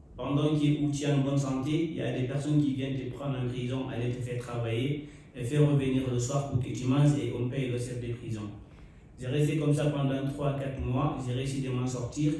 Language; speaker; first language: French; non-native, local second language; Fula